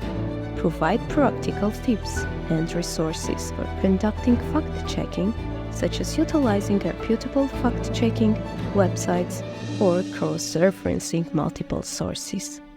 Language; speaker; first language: English; non-native, fluent; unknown